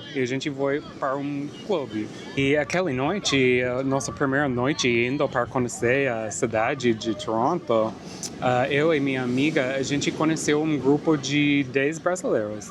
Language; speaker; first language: Portuguese; non-native, fluent; English